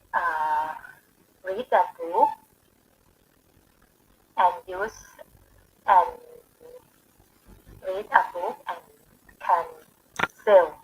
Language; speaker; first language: English; non-native, learner; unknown